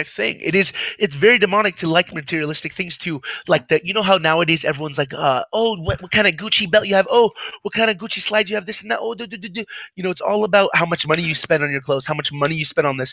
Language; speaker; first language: English; native; English